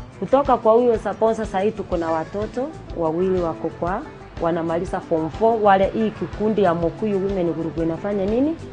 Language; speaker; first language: Swahili; non-native, local second language; Gusii